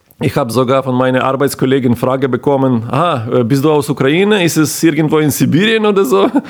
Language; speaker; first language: German; non-native, fluent; Ukrainian